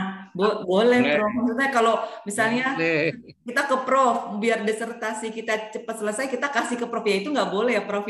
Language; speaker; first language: Indonesian; native; Indonesian